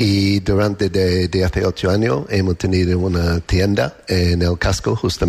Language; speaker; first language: Spanish; non-native, learner; English